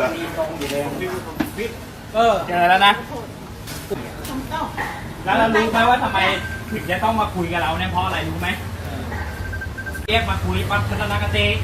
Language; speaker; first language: Thai; native; Thai